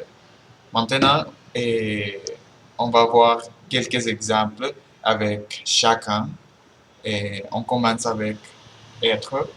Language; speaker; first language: French; non-native, learner; Spanish